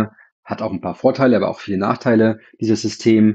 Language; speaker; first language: German; native; German